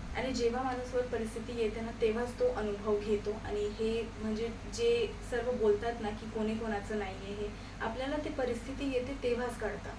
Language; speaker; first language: Marathi; non-native, local second language; Hindi